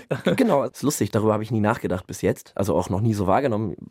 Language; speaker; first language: German; native; German